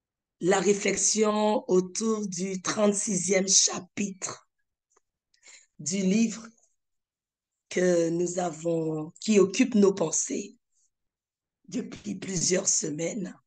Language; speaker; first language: French; native; French